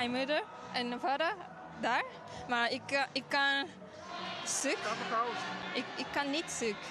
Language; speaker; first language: Dutch; non-native, learner; Japanese